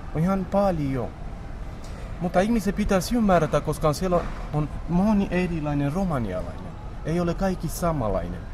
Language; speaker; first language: Finnish; non-native, learner; Romany